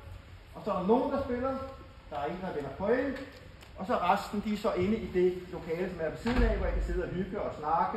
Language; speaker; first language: Danish; native; Danish